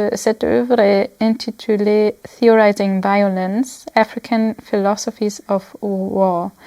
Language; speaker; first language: French; non-native, fluent; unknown